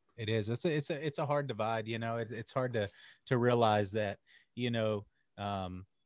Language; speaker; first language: English; native; English